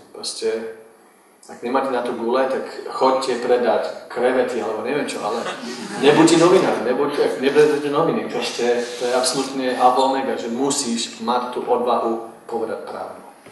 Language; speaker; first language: Slovak; non-native, fluent; English